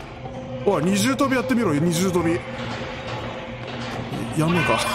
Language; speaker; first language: Japanese; native; Japanese